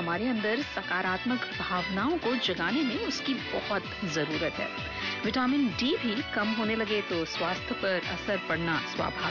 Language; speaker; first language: Hindi; native; Hindi